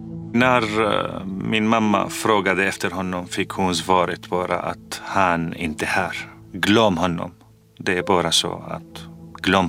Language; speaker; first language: Swedish; non-native, fluent; Arabic